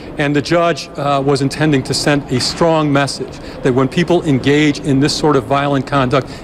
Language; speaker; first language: English; native; English